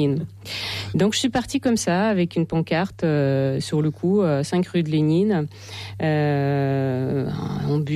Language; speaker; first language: French; non-native, fluent; Russian